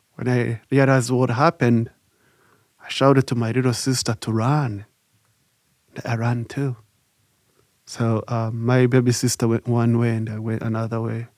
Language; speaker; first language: English; non-native, local second language; Kinyarwanda